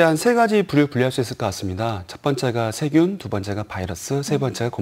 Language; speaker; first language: Korean; native; Korean